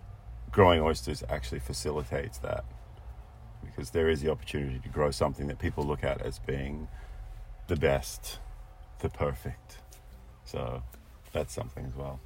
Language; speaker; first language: English; native; English